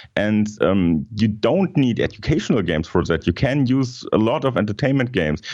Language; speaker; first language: English; non-native, fluent; German